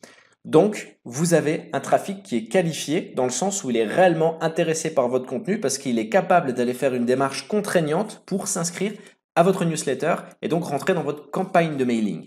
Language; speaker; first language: French; native; French